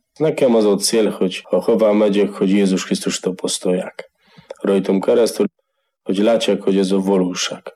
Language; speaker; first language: Hungarian; non-native, fluent; Polish